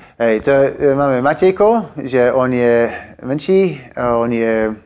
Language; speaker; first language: Slovak; non-native, learner; English